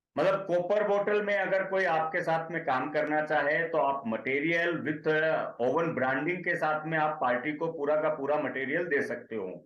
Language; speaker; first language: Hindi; native; Hindi